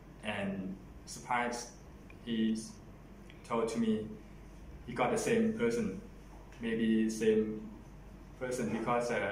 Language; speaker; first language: English; non-native, learner; Thai